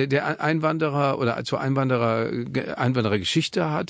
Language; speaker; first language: German; native; German